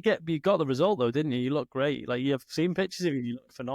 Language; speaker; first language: English; native; English